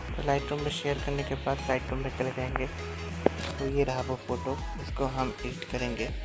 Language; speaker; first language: Hindi; non-native, local second language; Bangla